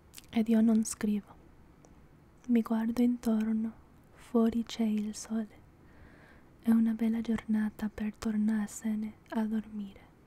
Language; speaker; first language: Italian; non-native, learner; English